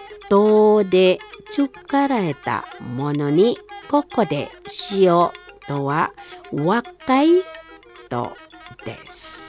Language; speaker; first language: Japanese; non-native, fluent; Indonesian